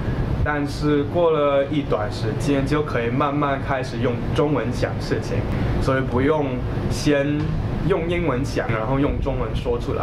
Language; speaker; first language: Chinese; non-native, fluent; English